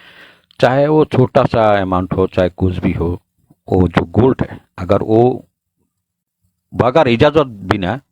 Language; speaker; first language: Hindi; non-native, learner; Bangla